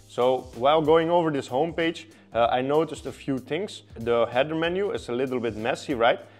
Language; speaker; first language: English; non-native, fluent; Dutch